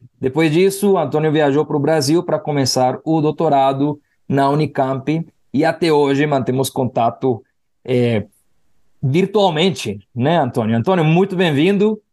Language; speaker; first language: Portuguese; non-native, fluent; Spanish